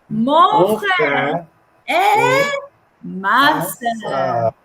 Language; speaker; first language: French; non-native, fluent; English